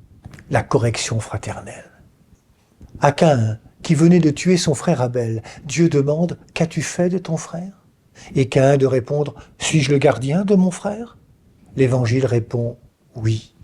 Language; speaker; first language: French; native; French